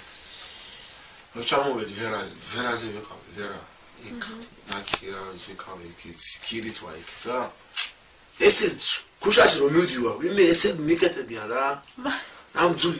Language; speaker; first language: Georgian; non-native, learner; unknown